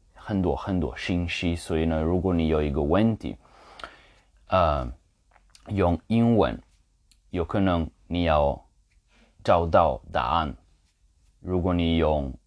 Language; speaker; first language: Chinese; non-native, learner; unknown